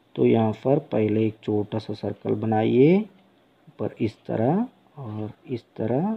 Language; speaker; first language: Hindi; non-native, local second language; Kannada